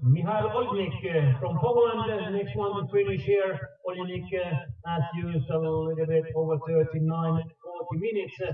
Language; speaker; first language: English; non-native, fluent; Finnish